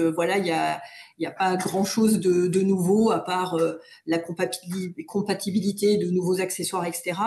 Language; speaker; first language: French; native; French